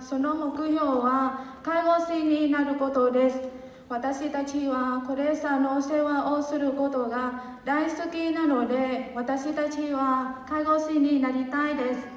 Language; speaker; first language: Japanese; non-native, learner; Vietnamese